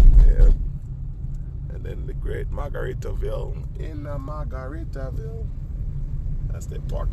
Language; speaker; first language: English; native; English